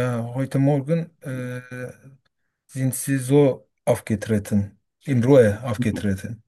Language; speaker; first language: German; non-native, learner; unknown